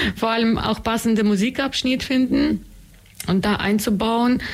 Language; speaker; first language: German; non-native, fluent; Russian